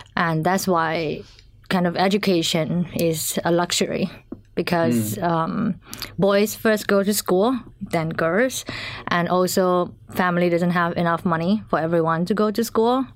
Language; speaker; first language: English; non-native, local second language; Chinese